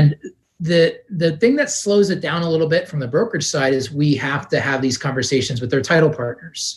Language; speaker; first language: English; native; English